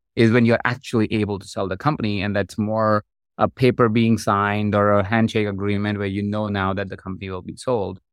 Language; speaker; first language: English; non-native, local second language; Hindi